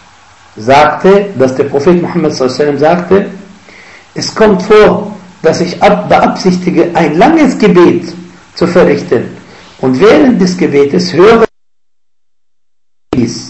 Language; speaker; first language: German; non-native, fluent; Arabic